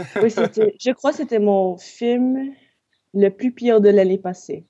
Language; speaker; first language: French; non-native, local second language; English